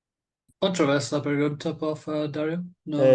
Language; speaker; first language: Spanish; non-native, learner; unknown